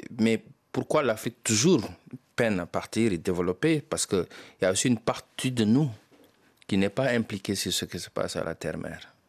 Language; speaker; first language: French; non-native, local second language; Wolof